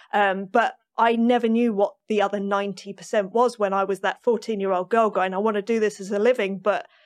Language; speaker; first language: English; native; English